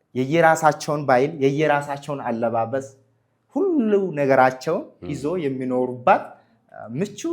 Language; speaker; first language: Amharic; non-native, local second language; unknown